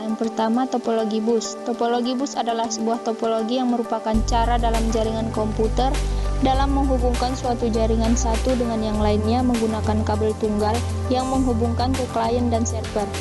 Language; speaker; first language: Indonesian; native; Indonesian